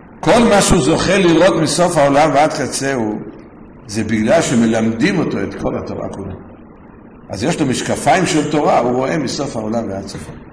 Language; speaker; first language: Hebrew; native; Hebrew